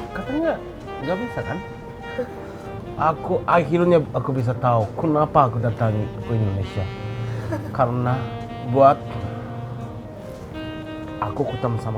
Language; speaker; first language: Indonesian; non-native, learner; Japanese